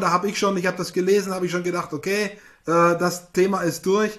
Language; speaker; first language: German; native; German